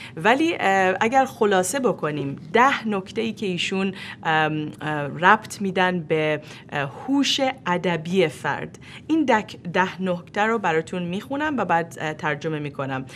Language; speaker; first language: Persian; native; Persian